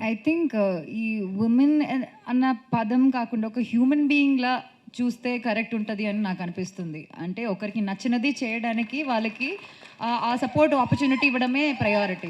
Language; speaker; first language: Telugu; non-native, fluent; Malayalam